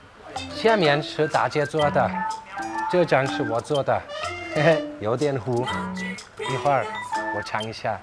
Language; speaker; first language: Chinese; non-native, fluent; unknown